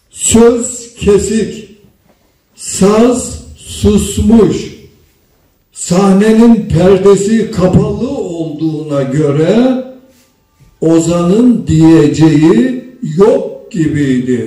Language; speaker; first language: Turkish; native; Turkish